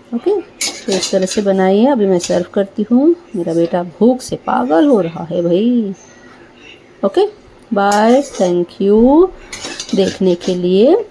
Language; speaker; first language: Hindi; non-native, local second language; Bangla